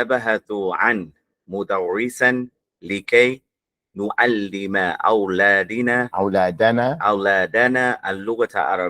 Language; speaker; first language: Arabic; non-native, learner; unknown